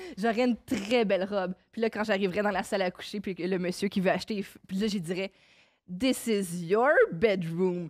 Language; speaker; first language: French; native; French